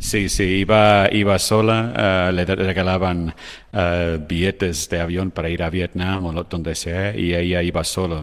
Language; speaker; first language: Spanish; non-native, fluent; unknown